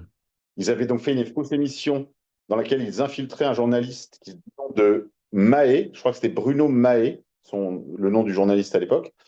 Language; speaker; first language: French; native; French